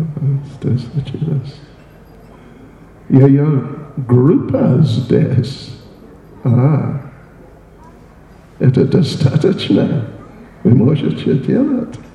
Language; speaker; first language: Russian; non-native, learner; English